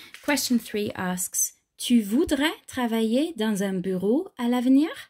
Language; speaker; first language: French; non-native, fluent; English